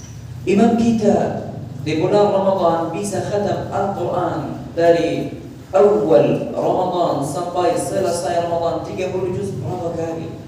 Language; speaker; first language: Indonesian; non-native, fluent; Arabic